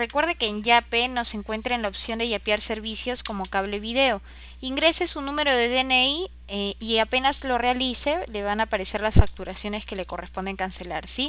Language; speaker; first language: Spanish; native; Spanish